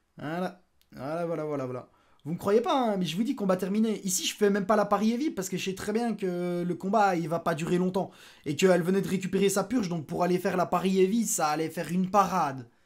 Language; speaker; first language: French; native; French